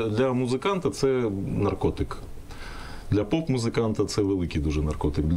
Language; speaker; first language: Ukrainian; non-native, local second language; Russian